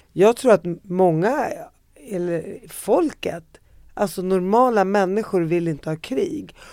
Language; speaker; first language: Swedish; early bilingual, other home language; Arabic